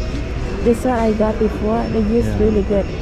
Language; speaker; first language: English; non-native, learner; Vietnamese